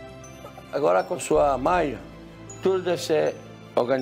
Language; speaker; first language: Portuguese; non-native, fluent; French